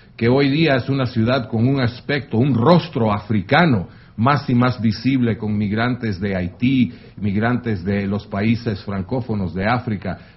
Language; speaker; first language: Spanish; non-native, fluent; French